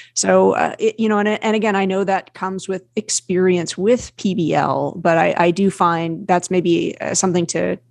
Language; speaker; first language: English; native; English